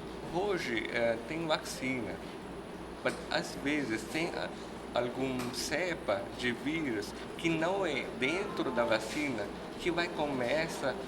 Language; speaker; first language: Portuguese; non-native, learner; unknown